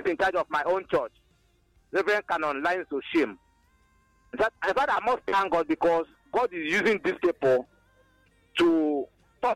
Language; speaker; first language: English; non-native, local second language; Igbo